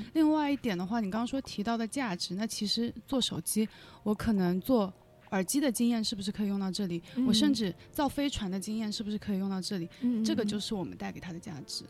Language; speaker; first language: Chinese; native; Chinese